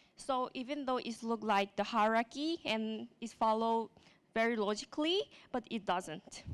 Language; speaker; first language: English; non-native, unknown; Korean